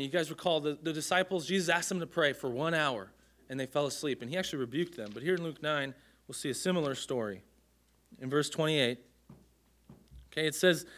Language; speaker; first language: English; native; English